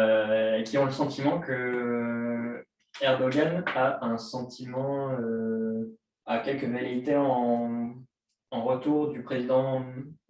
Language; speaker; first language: French; native; French